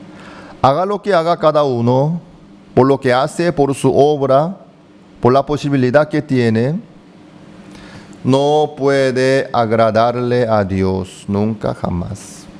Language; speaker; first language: Spanish; non-native, fluent; Korean